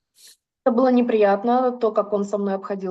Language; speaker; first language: Russian; native; Russian